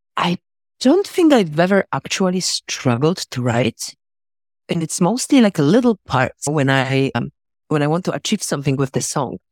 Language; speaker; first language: English; non-native, fluent; Polish